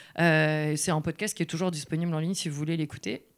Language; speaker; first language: French; native; French